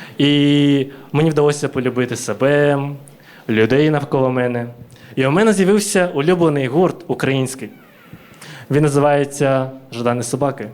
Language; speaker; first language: Ukrainian; early bilingual, other home language; Russian